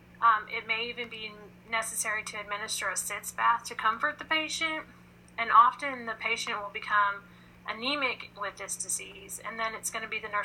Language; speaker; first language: English; native; English